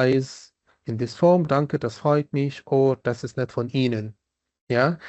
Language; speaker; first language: German; non-native, fluent; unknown